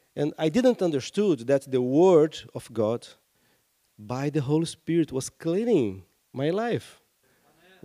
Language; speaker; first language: English; non-native, fluent; Portuguese